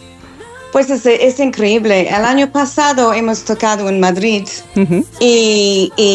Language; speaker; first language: Spanish; non-native, learner; English